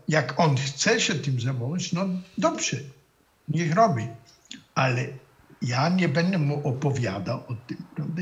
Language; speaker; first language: Polish; non-native, fluent; German